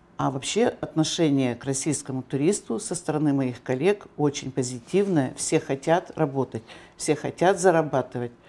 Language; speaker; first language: Russian; native; Russian